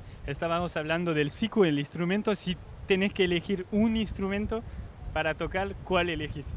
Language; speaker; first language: Spanish; non-native, fluent; French